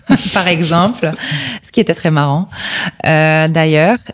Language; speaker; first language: French; non-native, fluent; Polish